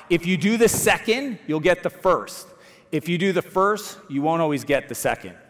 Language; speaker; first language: English; native; English